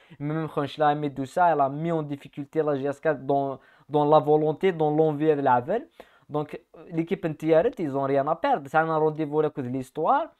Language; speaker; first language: French; native; French